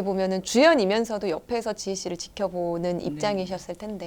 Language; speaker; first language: Korean; native; Korean